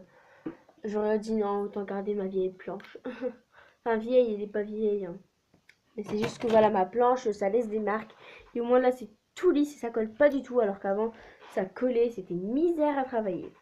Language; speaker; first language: French; native; French